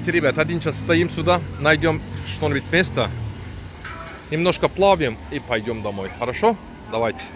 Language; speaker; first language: Russian; non-native, learner; Turkish